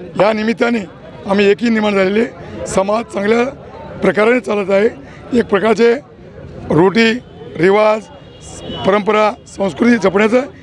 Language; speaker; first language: Marathi; non-native, local second language; Lambadi